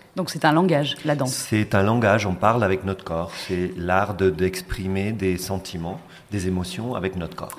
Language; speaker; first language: French; non-native, fluent; Spanish